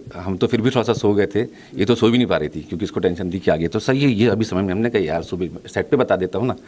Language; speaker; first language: Hindi; native; Hindi